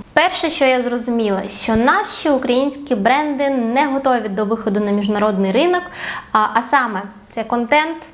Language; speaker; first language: Ukrainian; non-native, local second language; Russian